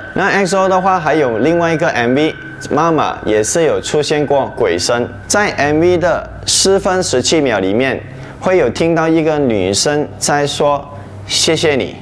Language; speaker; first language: Chinese; non-native, local second language; Hakka Chinese